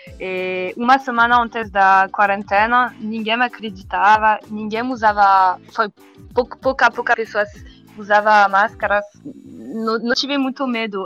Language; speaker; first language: Portuguese; non-native, learner; French